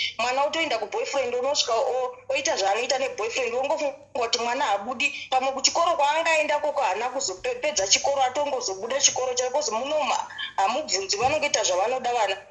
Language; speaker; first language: Shona; early bilingual, other home language; Nyanja